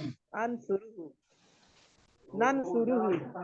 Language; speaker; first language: Arabic; non-native, learner; Urdu